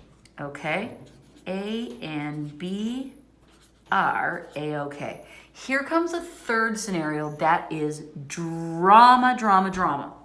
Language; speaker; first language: English; native; English